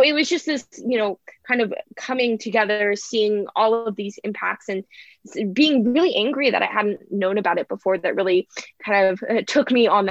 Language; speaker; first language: English; native; English